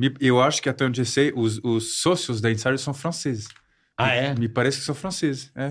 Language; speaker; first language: Portuguese; non-native, fluent; French